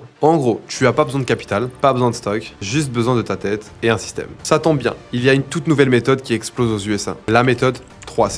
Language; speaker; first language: French; native; French